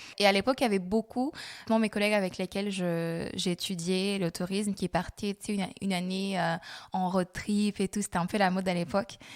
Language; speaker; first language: French; non-native, local second language; Lingala